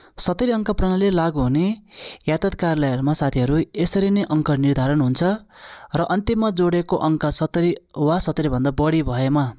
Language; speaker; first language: Nepali; non-native, local second language; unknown